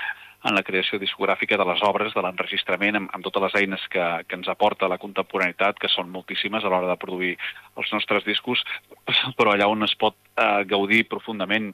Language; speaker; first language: Catalan; native; Catalan